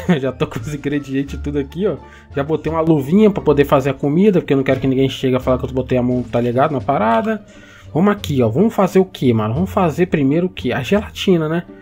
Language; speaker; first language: Portuguese; native; Portuguese